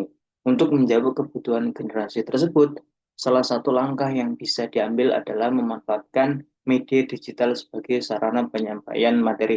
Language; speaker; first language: Indonesian; native; Indonesian